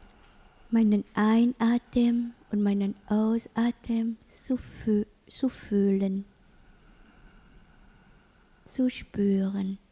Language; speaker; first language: German; non-native, learner; Vietnamese